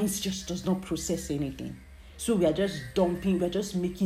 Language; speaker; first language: English; non-native, local second language; Yoruba